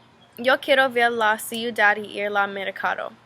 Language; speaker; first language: Spanish; non-native, learner; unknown